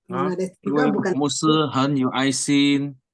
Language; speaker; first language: Chinese; non-native, learner; Indonesian